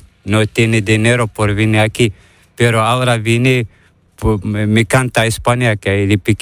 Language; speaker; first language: Spanish; non-native, learner; Arabic